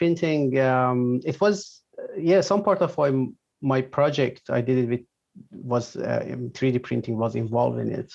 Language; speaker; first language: English; non-native, fluent; Persian